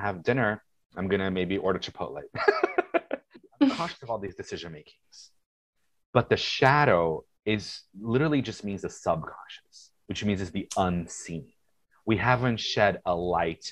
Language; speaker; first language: English; non-native, fluent; Portuguese